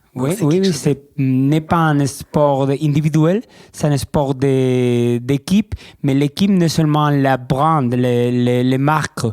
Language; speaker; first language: French; non-native, learner; Spanish